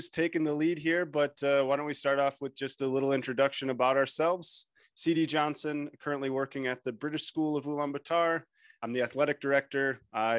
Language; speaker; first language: English; native; English